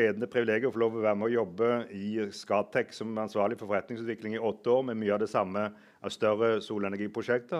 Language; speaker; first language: Norwegian; native; Norwegian